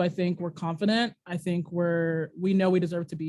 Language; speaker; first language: English; native; English